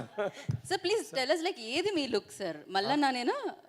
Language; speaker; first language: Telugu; native; Telugu